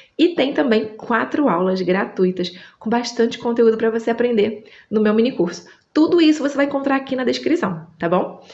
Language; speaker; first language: Portuguese; native; Portuguese